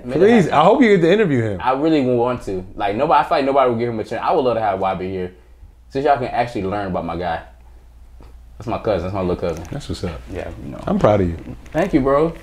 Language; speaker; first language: English; native; English